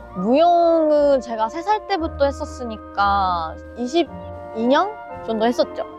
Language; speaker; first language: Korean; non-native, fluent; Japanese